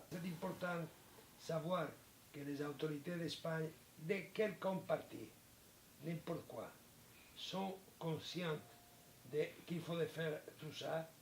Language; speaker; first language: French; non-native, learner; Spanish